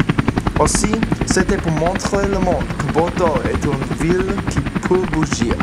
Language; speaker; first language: French; non-native, learner; English